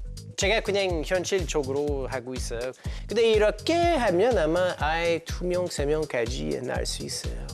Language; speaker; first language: Korean; non-native, fluent; English